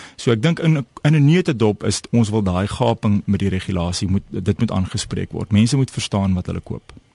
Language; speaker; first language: Afrikaans; native; Afrikaans